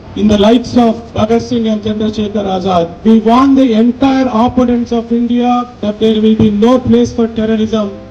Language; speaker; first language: English; non-native, local second language; Telugu